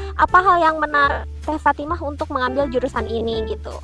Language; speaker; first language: Indonesian; native; Indonesian